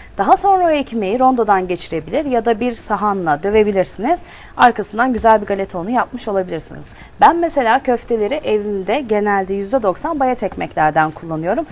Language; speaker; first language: Turkish; native; Turkish